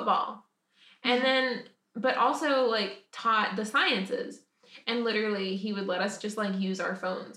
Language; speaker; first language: English; native; English